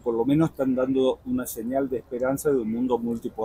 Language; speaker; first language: Spanish; native; Spanish